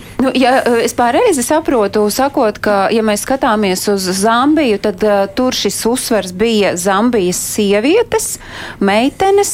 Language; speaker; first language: Latvian; native; Latvian